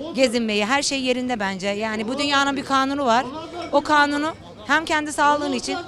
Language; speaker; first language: Turkish; non-native, fluent; Persian